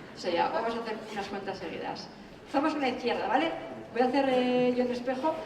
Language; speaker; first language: Spanish; native; Spanish